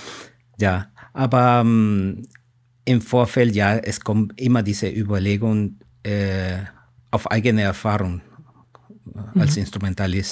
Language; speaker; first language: German; non-native, fluent; Spanish